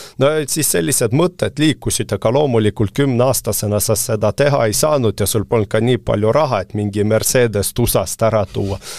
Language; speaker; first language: Estonian; non-native, local second language; Russian